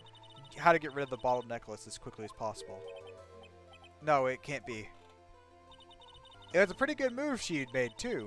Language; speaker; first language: English; native; English